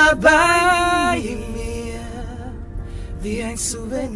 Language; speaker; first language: German; early bilingual, other home language; Bosnian